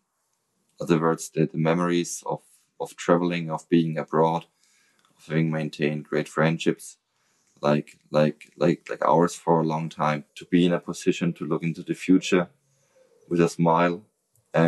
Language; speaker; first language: English; non-native, fluent; German